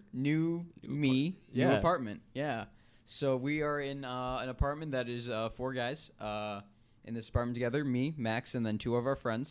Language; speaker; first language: English; native; English